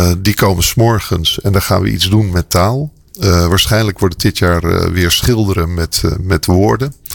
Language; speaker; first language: Dutch; native; Dutch